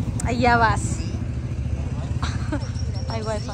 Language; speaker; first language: Spanish; native; Spanish